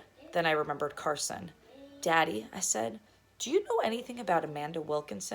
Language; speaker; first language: English; native; English